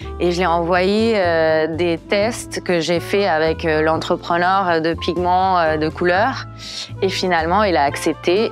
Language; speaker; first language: French; non-native, fluent; Portuguese